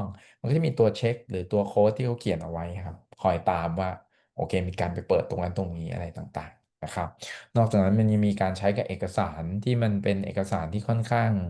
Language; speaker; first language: Thai; native; Thai